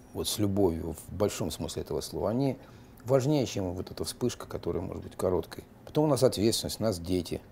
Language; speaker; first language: Russian; native; Russian